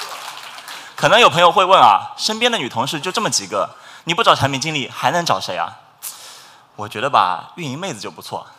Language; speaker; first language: Chinese; native; Chinese